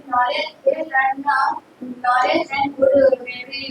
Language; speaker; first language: English; non-native, learner; Gujarati